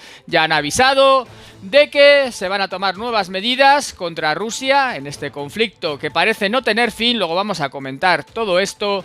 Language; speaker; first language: Spanish; native; Spanish